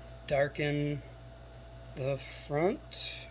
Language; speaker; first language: English; native; English